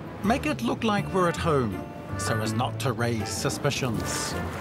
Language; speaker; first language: English; native; English